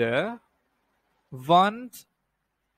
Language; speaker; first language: German; non-native, learner; Indonesian